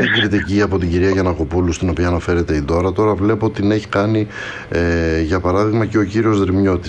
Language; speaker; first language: Greek; native; Greek